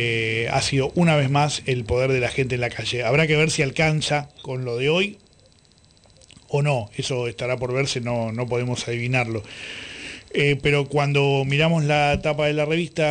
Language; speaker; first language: Spanish; native; Spanish